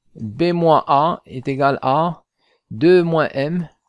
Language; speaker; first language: French; non-native, local second language; Arabic